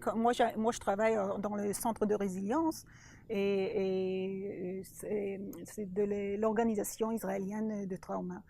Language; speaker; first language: French; non-native, learner; Hebrew